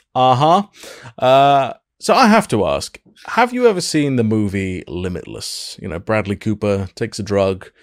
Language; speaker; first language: English; native; English